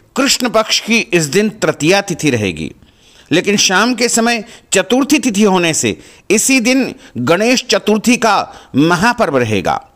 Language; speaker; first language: Hindi; native; Hindi